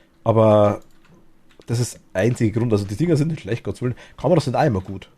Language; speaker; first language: German; native; German